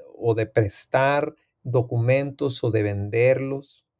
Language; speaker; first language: Spanish; native; Spanish